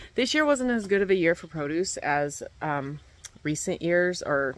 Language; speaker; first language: English; native; English